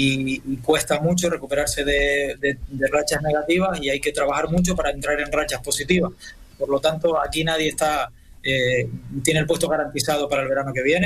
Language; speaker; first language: Spanish; native; Spanish